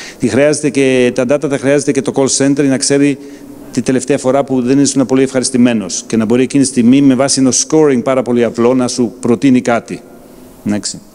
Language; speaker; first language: Greek; non-native, fluent; German